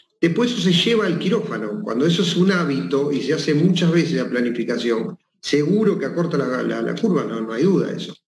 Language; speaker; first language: Spanish; native; Spanish